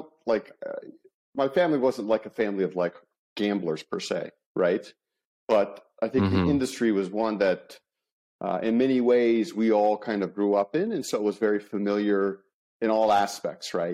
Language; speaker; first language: English; native; English